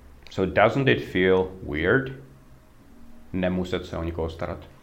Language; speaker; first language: English; non-native, fluent; Czech